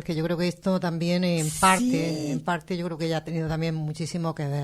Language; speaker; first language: Spanish; native; Spanish